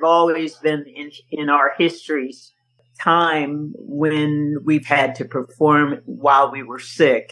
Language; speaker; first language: English; native; English